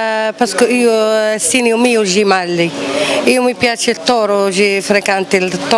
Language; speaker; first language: Italian; non-native, learner; Arabic